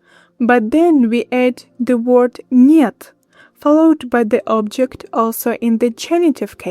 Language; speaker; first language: English; non-native, fluent; Russian